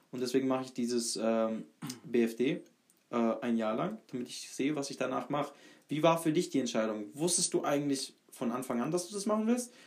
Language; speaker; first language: German; native; German